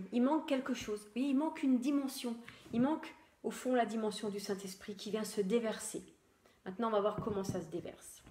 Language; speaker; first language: French; native; French